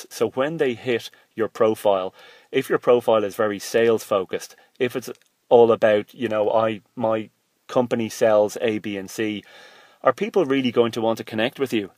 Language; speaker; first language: English; native; English